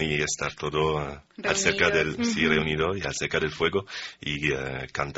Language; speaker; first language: Spanish; non-native, fluent; French